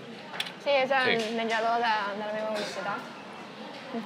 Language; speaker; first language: Catalan; non-native, learner; Chinese